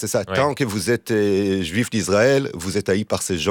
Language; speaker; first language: French; non-native, fluent; Hebrew